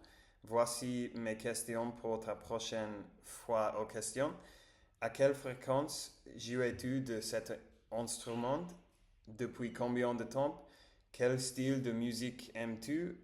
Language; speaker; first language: French; non-native, learner; Spanish